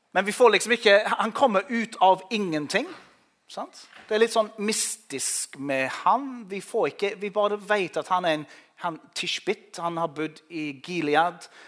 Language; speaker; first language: Norwegian; non-native, fluent; English